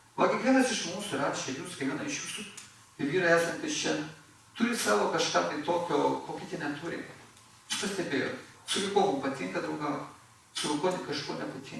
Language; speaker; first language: Lithuanian; native; Lithuanian